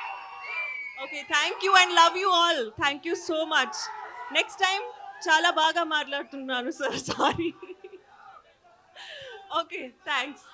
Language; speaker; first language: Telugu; non-native, learner; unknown